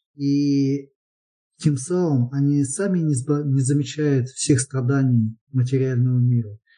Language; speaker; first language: Russian; native; Russian